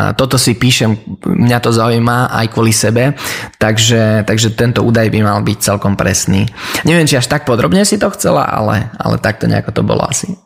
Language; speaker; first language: Slovak; early bilingual, heritage; Slovak